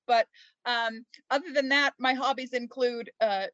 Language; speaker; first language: English; native; English